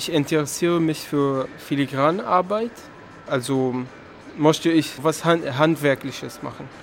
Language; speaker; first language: German; non-native, learner; Arabic